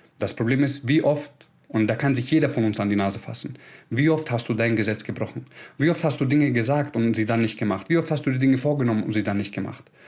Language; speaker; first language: German; early bilingual, other home language; Croatian